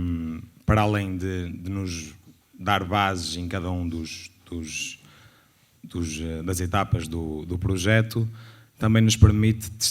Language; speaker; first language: Portuguese; native; Portuguese